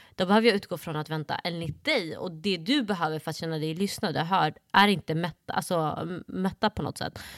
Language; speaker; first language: Swedish; early bilingual, other home language; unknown